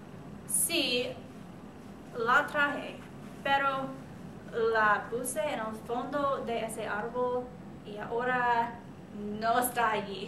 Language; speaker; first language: Spanish; non-native, learner; English